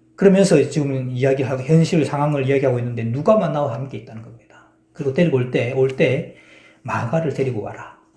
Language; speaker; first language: Korean; native; Korean